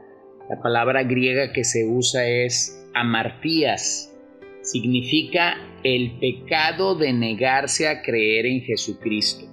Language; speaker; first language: Spanish; native; Spanish